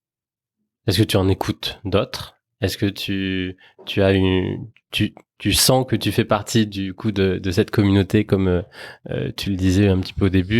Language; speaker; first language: French; native; French